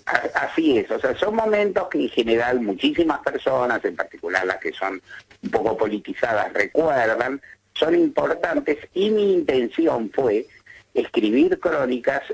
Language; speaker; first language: Spanish; native; Spanish